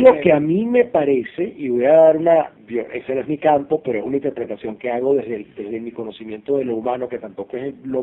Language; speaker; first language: Spanish; native; Spanish